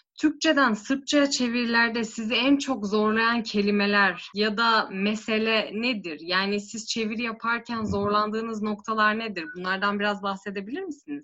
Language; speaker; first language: Turkish; native; Turkish